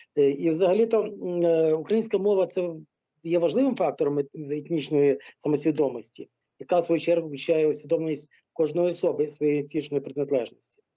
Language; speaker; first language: Ukrainian; non-native, local second language; Russian